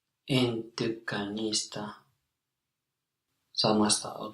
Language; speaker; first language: Finnish; non-native, learner; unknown